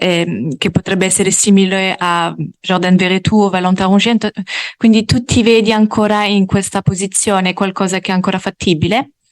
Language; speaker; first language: Italian; native; Italian